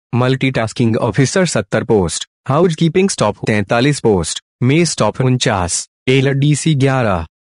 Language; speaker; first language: Hindi; native; Hindi